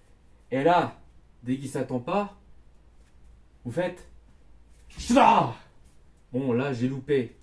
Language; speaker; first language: French; native; French